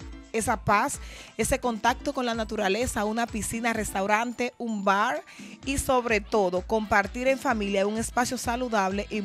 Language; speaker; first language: Spanish; native; Spanish